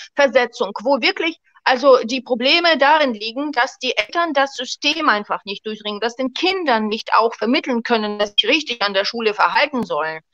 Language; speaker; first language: German; non-native, fluent; Russian